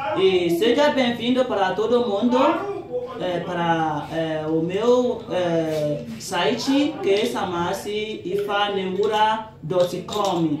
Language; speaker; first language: Portuguese; non-native, local second language; Yoruba